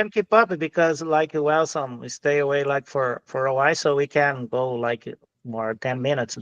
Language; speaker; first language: English; non-native, fluent; Portuguese